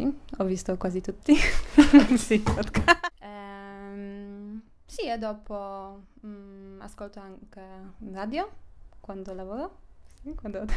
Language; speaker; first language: Italian; non-native, learner; Polish